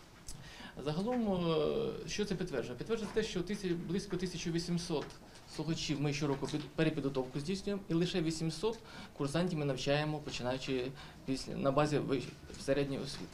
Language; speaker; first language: Ukrainian; native; Ukrainian